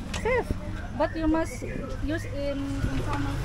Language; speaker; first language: English; non-native, learner; Indonesian